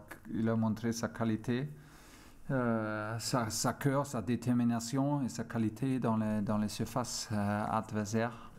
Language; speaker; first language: French; non-native, fluent; German